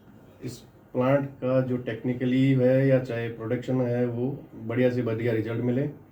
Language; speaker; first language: Hindi; native; Hindi